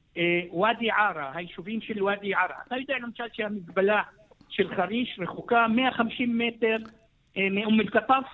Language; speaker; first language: Hebrew; non-native, local second language; Arabic